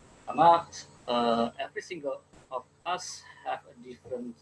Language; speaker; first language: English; non-native, fluent; Indonesian